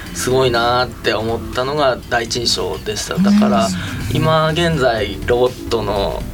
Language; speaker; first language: Japanese; native; Japanese